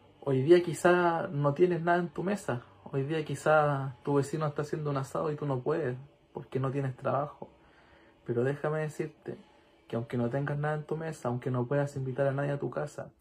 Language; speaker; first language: Spanish; native; Spanish